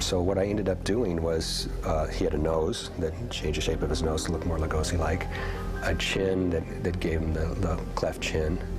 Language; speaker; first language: English; native; English